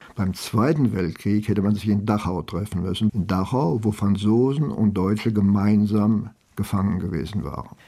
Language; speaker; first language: German; native; German